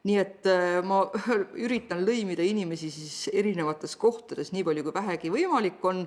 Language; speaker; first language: Estonian; native; Estonian